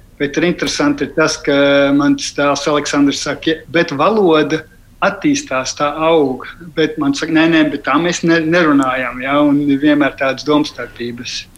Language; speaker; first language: Latvian; early bilingual, heritage; Latvian